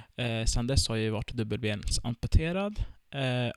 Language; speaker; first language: Swedish; early bilingual, other home language; Turkish